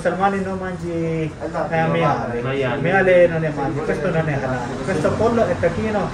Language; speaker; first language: Italian; non-native, learner; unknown